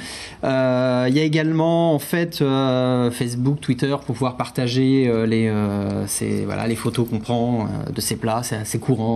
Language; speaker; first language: French; native; French